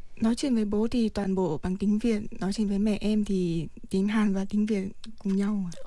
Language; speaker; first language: Vietnamese; early bilingual, heritage; Vietnamese